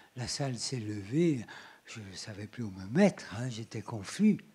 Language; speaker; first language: French; native; French